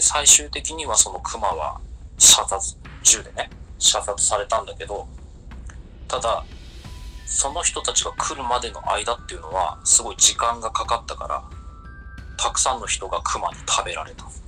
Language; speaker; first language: Japanese; native; Japanese